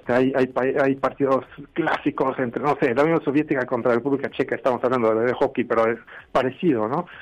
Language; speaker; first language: Spanish; non-native, fluent; Swedish